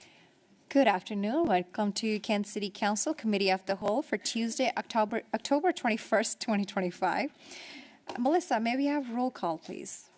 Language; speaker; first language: English; native; English